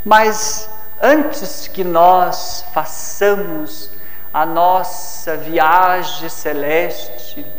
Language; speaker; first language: Portuguese; native; Portuguese